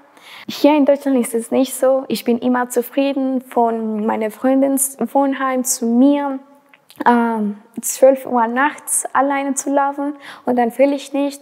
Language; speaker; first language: German; non-native, fluent; Spanish